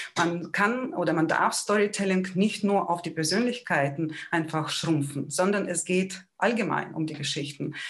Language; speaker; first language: German; non-native, fluent; Ukrainian